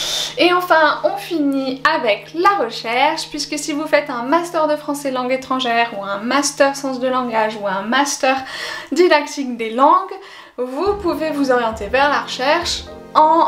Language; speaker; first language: French; native; French